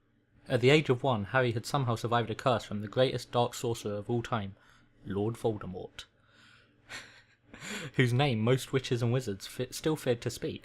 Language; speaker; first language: English; native; English